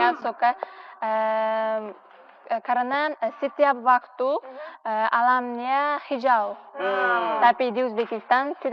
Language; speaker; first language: Indonesian; non-native, learner; Uzbek